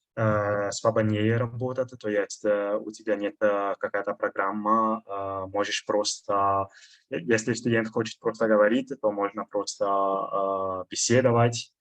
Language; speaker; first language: Russian; non-native, fluent; Italian